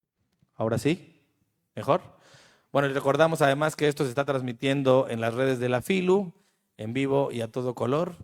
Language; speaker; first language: Spanish; native; Spanish